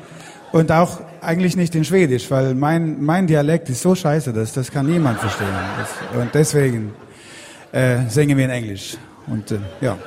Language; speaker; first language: German; non-native, learner; Swedish